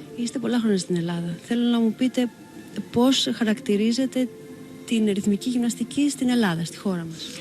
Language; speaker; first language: Greek; native; Greek